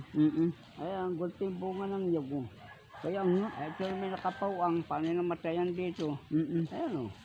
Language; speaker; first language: Filipino; native; Filipino